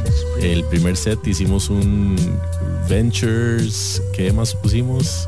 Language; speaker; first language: Spanish; native; Spanish